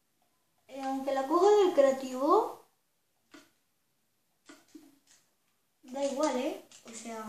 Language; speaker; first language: Spanish; native; Spanish